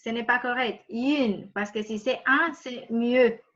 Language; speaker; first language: French; non-native, fluent; Spanish